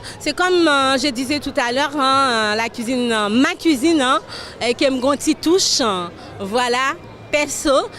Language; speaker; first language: French; non-native, local second language; Haitian Creole